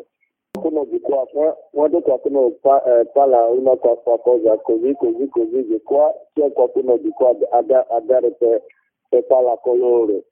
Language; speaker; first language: Italian; non-native, learner; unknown